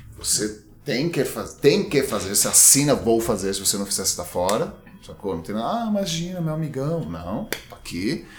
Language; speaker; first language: Portuguese; native; Portuguese